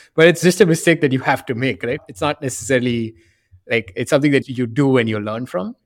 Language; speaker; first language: English; non-native, local second language; Tamil